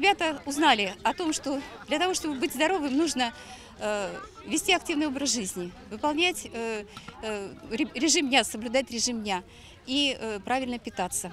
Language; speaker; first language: Russian; native; Russian